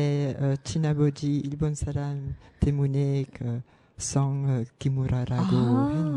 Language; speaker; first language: Korean; non-native, learner; French